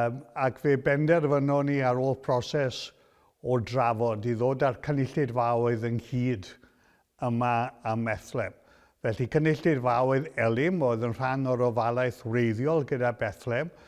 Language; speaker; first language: Welsh; native; Welsh